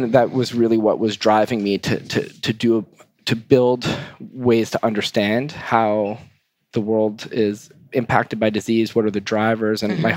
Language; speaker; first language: English; native; English